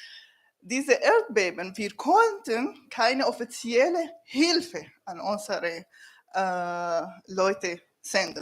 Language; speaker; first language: German; non-native, learner; Kurdish